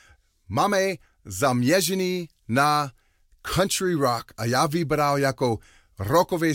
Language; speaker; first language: Czech; non-native, learner; English